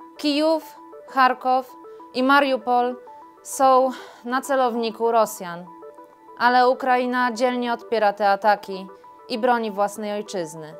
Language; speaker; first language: Polish; native; Polish